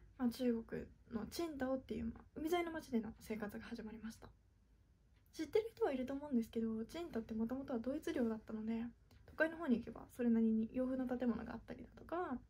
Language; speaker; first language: Japanese; native; Japanese